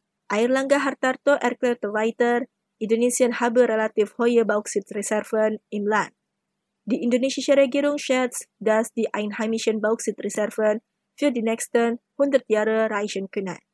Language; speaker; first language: German; non-native, fluent; Indonesian